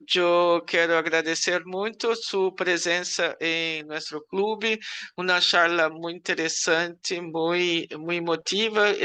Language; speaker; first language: Portuguese; non-native, learner; Spanish